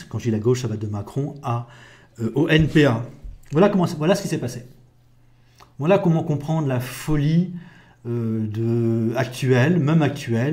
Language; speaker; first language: French; native; French